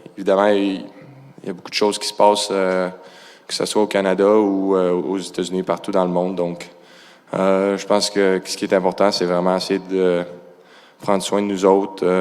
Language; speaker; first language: French; native; French